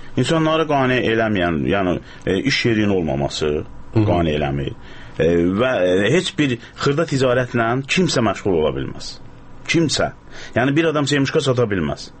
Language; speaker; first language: Azerbaijani; native; Azerbaijani